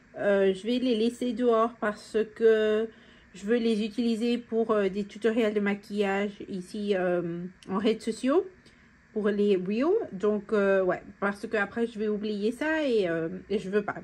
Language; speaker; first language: French; non-native, fluent; Spanish